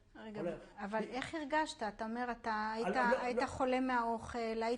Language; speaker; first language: Hebrew; native; Hebrew